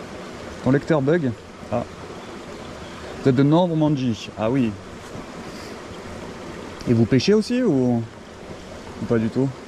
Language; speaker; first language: French; native; French